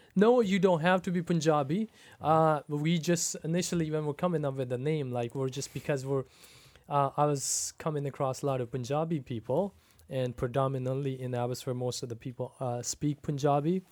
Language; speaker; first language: English; non-native, local second language; Punjabi